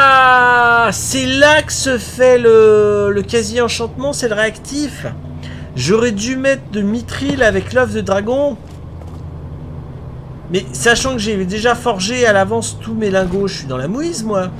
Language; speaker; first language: French; native; French